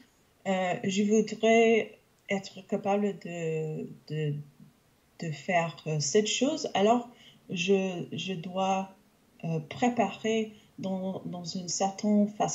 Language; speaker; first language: French; non-native, local second language; English